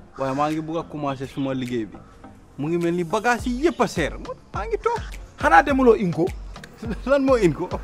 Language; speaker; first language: Wolof; native; Wolof